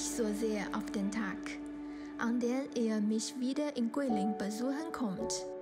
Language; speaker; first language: German; non-native, fluent; Chinese